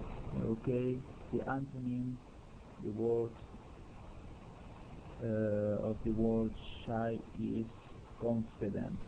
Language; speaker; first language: English; non-native, learner; Spanish